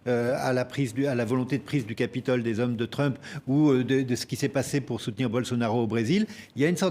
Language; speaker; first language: French; native; French